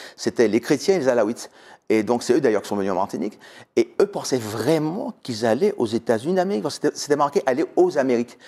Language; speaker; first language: French; native; French